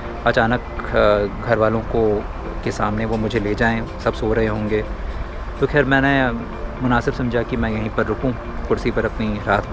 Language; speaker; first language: Hindi; native; Hindi